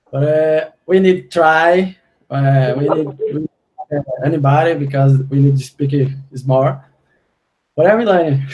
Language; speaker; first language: English; non-native, learner; Portuguese